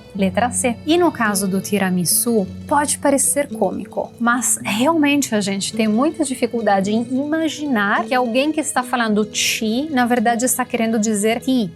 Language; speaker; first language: Portuguese; non-native, fluent; Italian